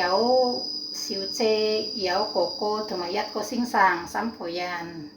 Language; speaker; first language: Cantonese; non-native, learner; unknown